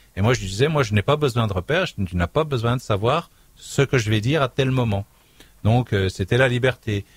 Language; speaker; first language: French; native; French